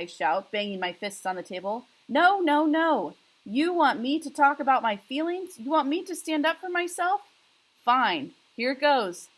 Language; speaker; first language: English; native; English